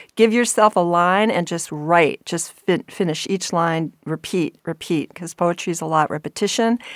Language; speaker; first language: English; native; English